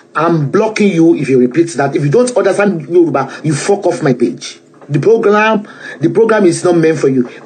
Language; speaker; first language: English; non-native, local second language; Yoruba